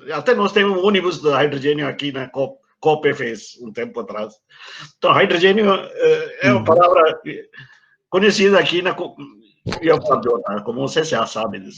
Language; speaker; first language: Portuguese; non-native, fluent; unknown